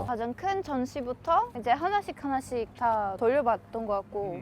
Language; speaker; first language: Korean; non-native, fluent; Polish